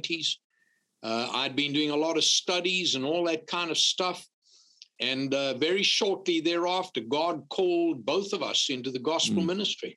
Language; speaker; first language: English; native; English